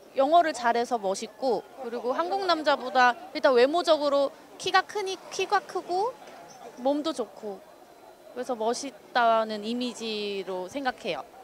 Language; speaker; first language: Korean; native; Korean